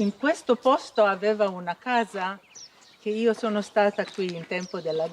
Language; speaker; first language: Italian; non-native, fluent; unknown